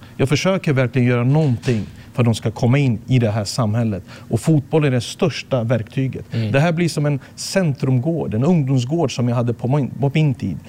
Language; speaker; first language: Swedish; early bilingual, other home language; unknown